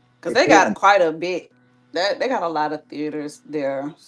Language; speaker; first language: English; native; English